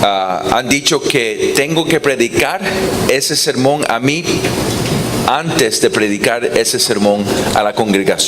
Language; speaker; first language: Spanish; non-native, fluent; English